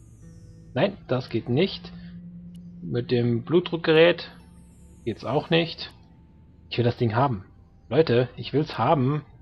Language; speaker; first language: German; native; German